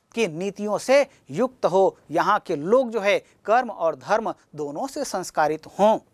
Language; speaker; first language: Hindi; native; Hindi